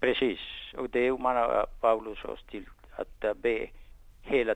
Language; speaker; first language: Swedish; non-native, fluent; Spanish